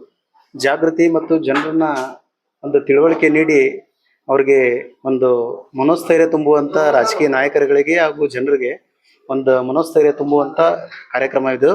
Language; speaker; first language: Kannada; native; Kannada